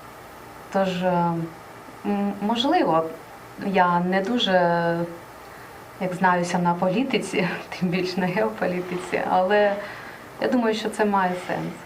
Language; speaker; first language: Ukrainian; non-native, local second language; Russian